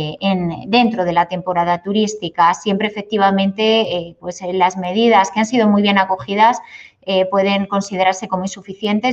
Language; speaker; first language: Spanish; native; Spanish